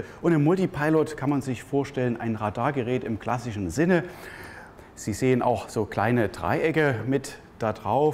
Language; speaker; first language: German; native; German